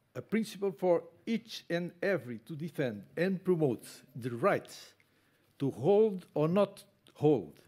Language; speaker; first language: English; non-native, fluent; Portuguese